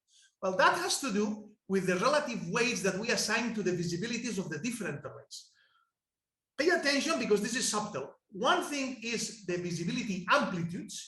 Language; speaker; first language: English; non-native, fluent; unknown